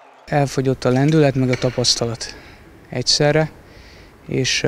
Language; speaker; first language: Hungarian; native; Hungarian